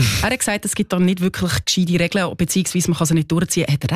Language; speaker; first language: German; native; German